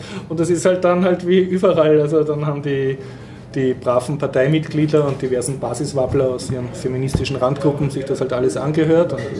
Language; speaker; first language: German; native; German